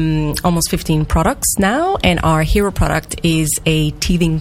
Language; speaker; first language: English; non-native, fluent; French